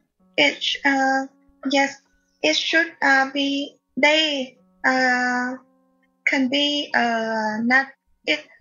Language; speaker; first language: English; non-native, learner; Vietnamese